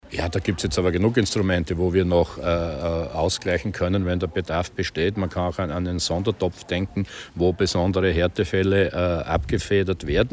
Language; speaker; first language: German; native; German